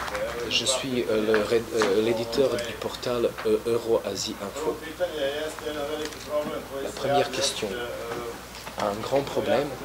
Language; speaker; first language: French; non-native, fluent; Serbian